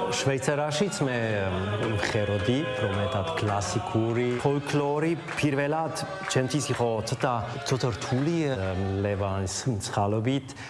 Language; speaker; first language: Georgian; non-native, learner; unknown